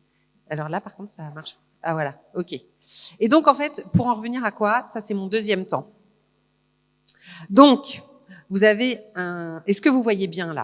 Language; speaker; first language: French; native; French